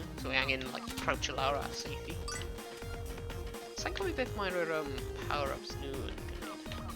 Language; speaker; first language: Welsh; non-native, local second language; English